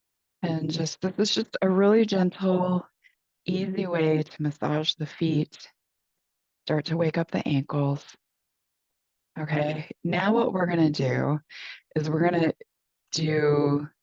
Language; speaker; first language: English; native; English